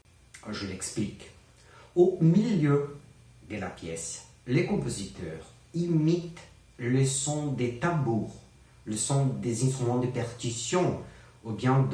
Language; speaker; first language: French; non-native, learner; Portuguese